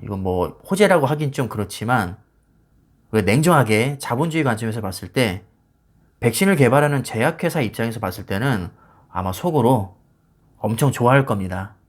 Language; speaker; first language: Korean; native; Korean